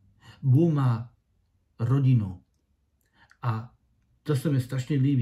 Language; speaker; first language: Czech; non-native, learner; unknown